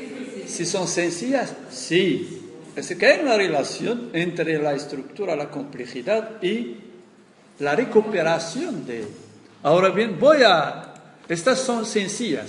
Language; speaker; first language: Spanish; non-native, fluent; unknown